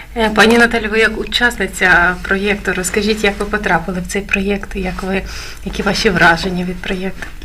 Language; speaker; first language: Ukrainian; native; Ukrainian